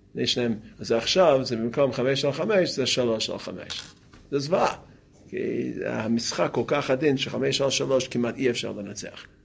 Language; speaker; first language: Hebrew; non-native, fluent; English